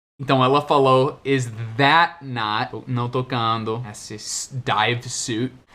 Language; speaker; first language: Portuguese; non-native, fluent; English